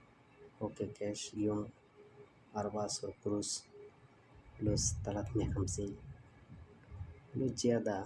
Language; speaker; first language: Arabic; non-native, learner; Bangla